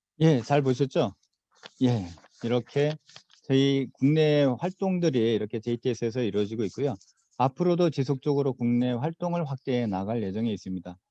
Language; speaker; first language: Korean; native; Korean